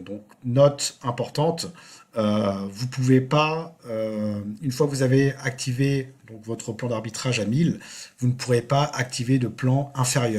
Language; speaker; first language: French; native; French